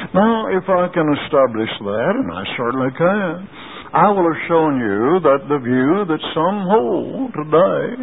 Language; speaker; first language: English; native; English